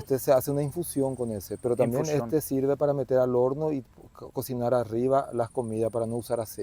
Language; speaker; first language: Spanish; native; Spanish